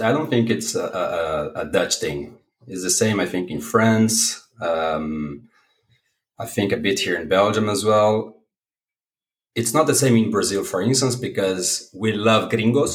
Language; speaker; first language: English; non-native, fluent; Portuguese